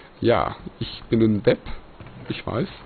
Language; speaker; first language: German; native; German